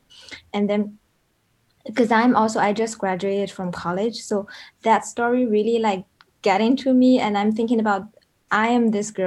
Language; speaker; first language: English; non-native, fluent; Chinese